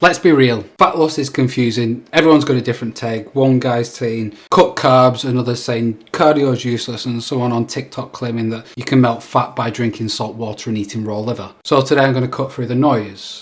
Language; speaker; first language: English; native; English